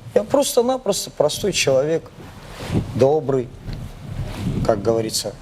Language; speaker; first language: Russian; non-native, local second language; Kazakh